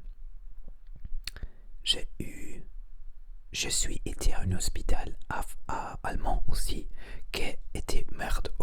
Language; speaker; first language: French; non-native, learner; Spanish